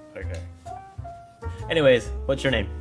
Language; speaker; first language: English; non-native, fluent; Indonesian